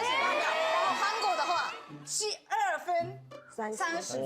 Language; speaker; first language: Chinese; non-native, fluent; Japanese